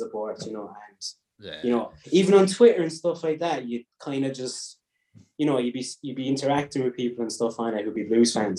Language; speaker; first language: English; native; English